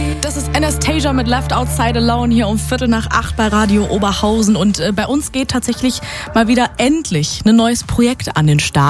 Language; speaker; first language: German; native; German